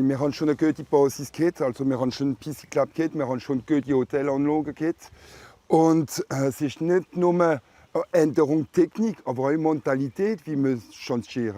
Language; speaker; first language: German; non-native, local second language; French